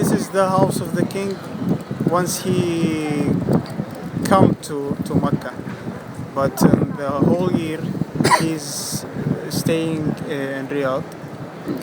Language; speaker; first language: English; non-native, fluent; Arabic